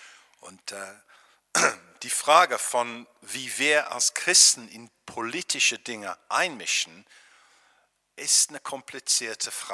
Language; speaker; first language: German; non-native, fluent; English